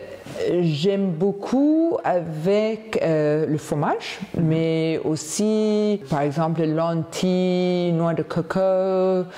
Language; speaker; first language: French; non-native, fluent; English